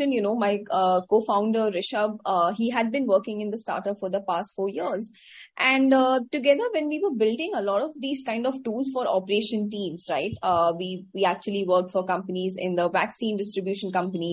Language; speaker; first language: English; non-native, local second language; Hindi